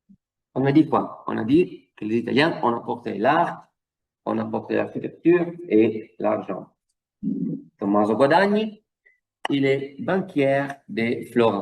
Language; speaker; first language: French; non-native, fluent; Italian